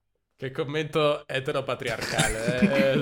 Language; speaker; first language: Spanish; non-native, fluent; Italian